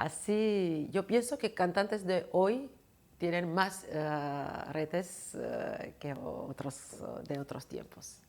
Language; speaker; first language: Spanish; non-native, fluent; Georgian